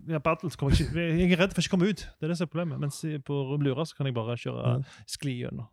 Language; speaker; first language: Norwegian; native; Norwegian